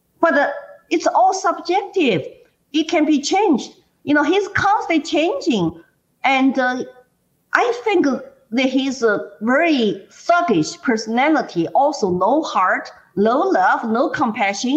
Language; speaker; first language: English; non-native, fluent; Chinese